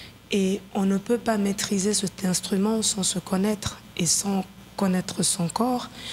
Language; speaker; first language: French; non-native, local second language; Bambara